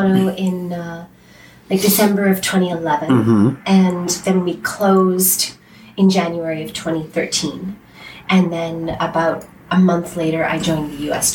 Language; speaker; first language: English; native; English